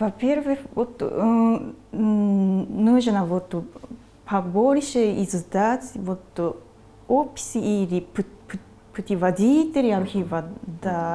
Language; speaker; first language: Russian; non-native, fluent; Japanese